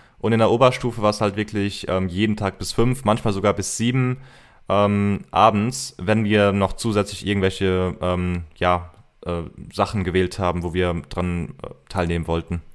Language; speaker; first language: German; early bilingual, heritage; German